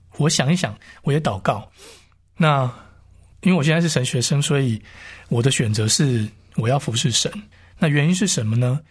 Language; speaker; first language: Chinese; native; Chinese